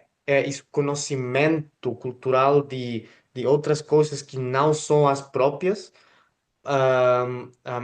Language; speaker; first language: Portuguese; non-native, fluent; Spanish